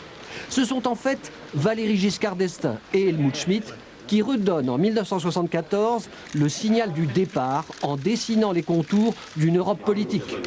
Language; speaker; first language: French; native; French